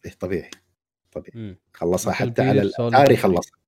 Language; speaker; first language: Arabic; native; Arabic